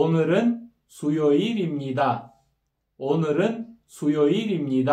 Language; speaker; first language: Korean; non-native, fluent; Kyrgyz